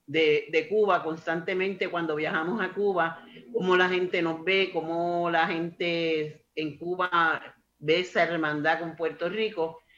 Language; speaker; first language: Spanish; native; Spanish